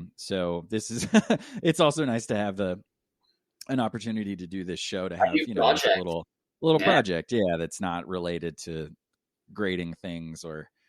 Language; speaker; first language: English; native; English